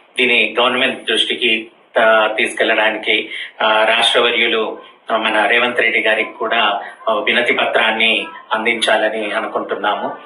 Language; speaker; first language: Telugu; native; Telugu